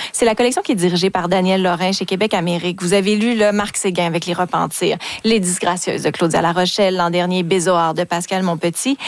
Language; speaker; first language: French; native; French